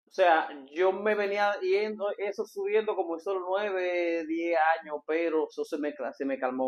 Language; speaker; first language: Spanish; native; Spanish